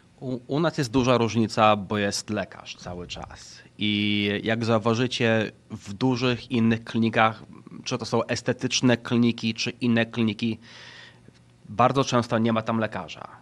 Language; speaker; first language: Polish; early bilingual, heritage; Polish